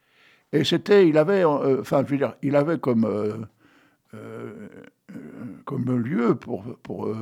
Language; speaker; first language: French; native; French